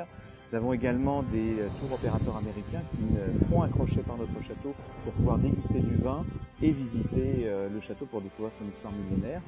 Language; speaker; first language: French; native; French